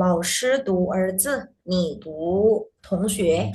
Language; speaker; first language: Chinese; non-native, fluent; Indonesian